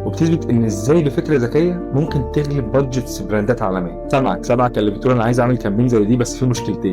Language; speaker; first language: Arabic; native; Arabic